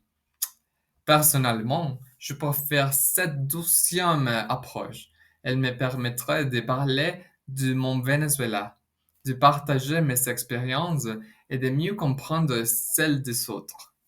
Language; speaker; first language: French; non-native, fluent; Spanish